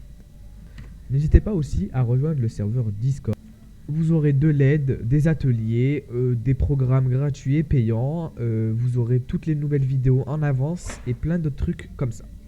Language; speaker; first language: French; native; French